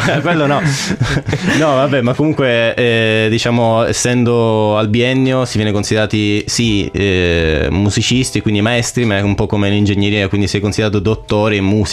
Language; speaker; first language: Italian; native; Italian